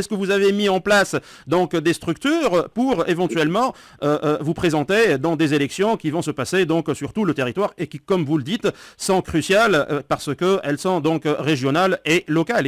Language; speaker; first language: French; non-native, local second language; Arabic